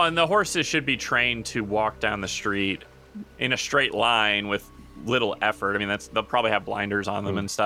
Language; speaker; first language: English; native; English